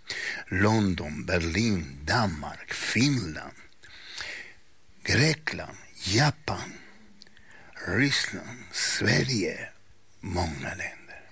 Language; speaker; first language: Swedish; non-native, learner; Spanish